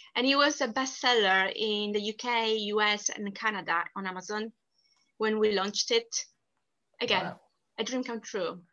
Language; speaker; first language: English; non-native, fluent; Italian